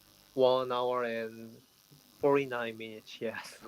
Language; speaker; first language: English; non-native, learner; Korean